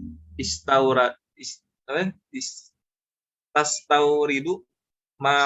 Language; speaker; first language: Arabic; non-native, learner; Indonesian